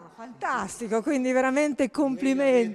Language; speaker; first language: Italian; native; Italian